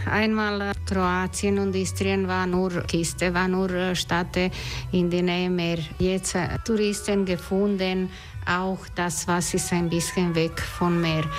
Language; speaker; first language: German; non-native, learner; Croatian